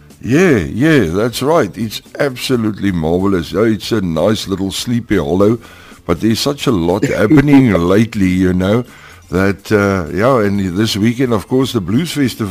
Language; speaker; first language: English; non-native, local second language; Afrikaans